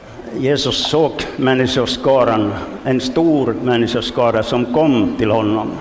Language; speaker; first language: Swedish; non-native, local second language; Finnish